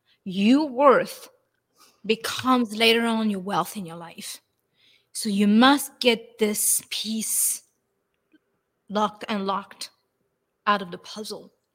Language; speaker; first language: English; non-native, fluent; French